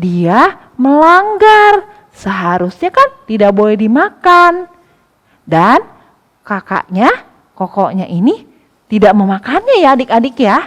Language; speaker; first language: Indonesian; native; Indonesian